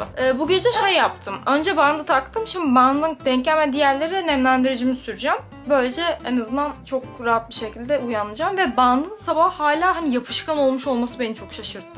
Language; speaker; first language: Turkish; native; Turkish